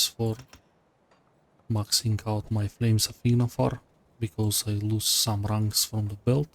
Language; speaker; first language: English; non-native, fluent; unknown